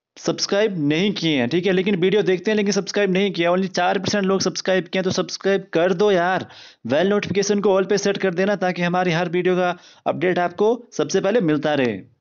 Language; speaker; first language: Hindi; non-native, local second language; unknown